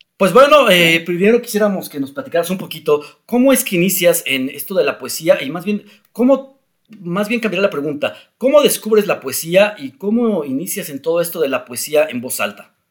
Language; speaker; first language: Spanish; native; Spanish